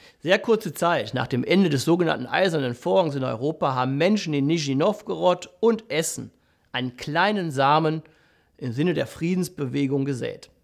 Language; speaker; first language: German; native; German